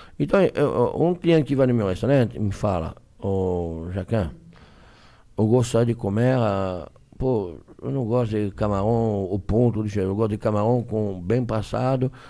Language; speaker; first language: Portuguese; non-native, fluent; French